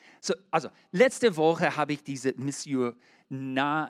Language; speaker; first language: German; non-native, learner; English